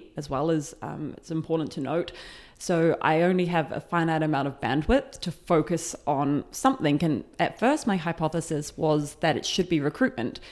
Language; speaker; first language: English; native; English